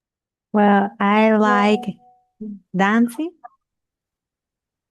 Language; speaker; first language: English; non-native, learner; Spanish